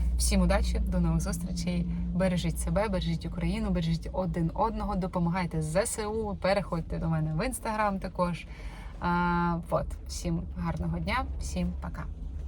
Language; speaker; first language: Ukrainian; non-native, local second language; Russian